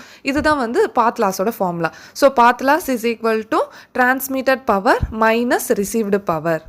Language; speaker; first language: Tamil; native; Tamil